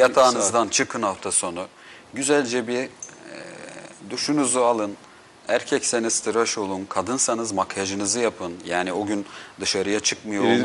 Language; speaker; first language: Turkish; native; Turkish